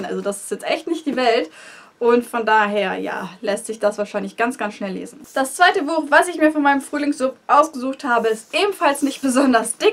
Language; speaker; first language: German; native; German